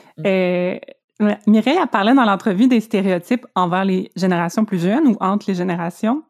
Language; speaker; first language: French; native; French